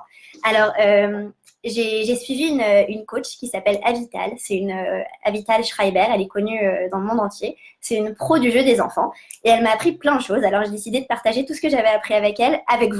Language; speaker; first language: French; native; French